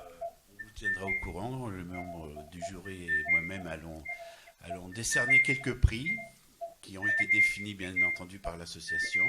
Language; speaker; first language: French; native; French